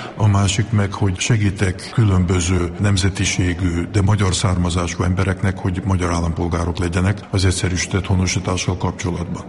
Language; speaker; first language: Hungarian; early bilingual, heritage; Hungarian